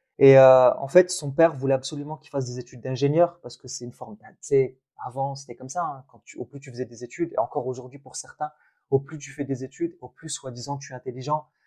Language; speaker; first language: French; early bilingual, other home language; Arabic